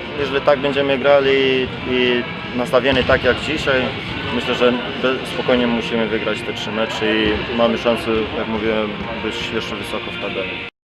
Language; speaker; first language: Polish; non-native, fluent; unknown